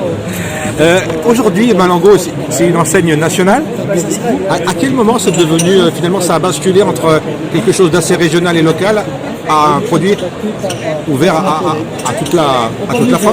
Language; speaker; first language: French; native; French